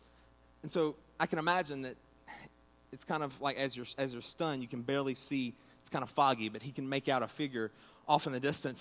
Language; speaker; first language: English; native; English